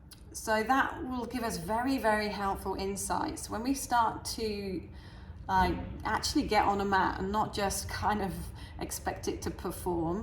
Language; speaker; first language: English; native; English